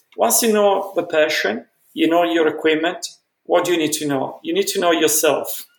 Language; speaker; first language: English; non-native, fluent; Italian